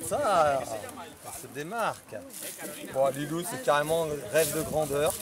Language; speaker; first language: French; native; French